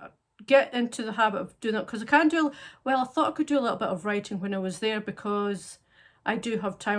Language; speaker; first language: English; native; English